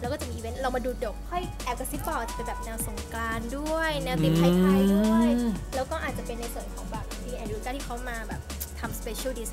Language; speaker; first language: Thai; native; Thai